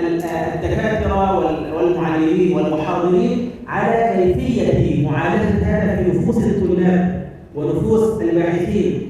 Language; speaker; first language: Arabic; native; Arabic